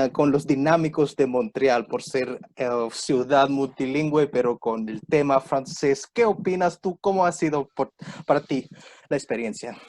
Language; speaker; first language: Spanish; non-native, fluent; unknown